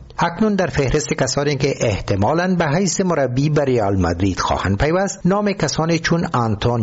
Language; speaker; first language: Persian; native; Persian